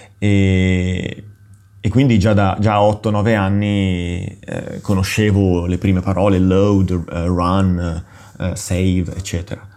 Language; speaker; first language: Italian; native; Italian